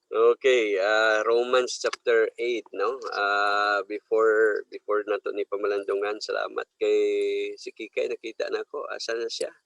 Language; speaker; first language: Cebuano; non-native, local second language; Hiligaynon